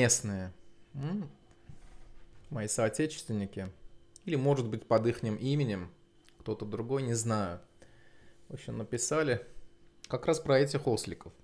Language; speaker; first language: Russian; non-native, fluent; Azerbaijani